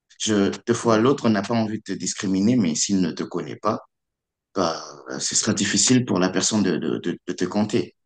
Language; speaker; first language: French; non-native, local second language; Lingala